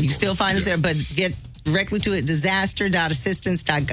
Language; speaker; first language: English; native; English